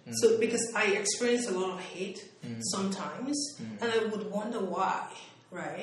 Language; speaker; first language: English; non-native, local second language; Igbo